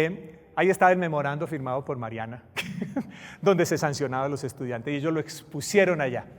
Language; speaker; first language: Spanish; native; Spanish